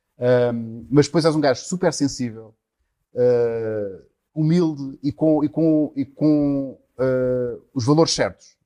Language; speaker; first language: Portuguese; native; Portuguese